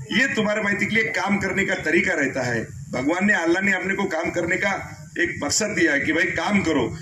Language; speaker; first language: Hindi; non-native, local second language; Marathi